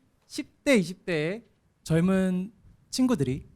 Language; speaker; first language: Korean; native; Korean